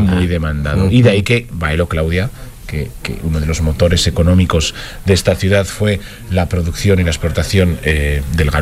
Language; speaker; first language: Spanish; native; Spanish